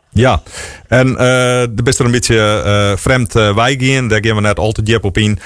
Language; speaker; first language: Dutch; non-native, local second language; Western Frisian